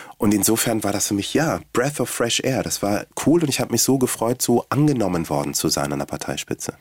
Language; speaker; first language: German; early bilingual, other home language; Swahili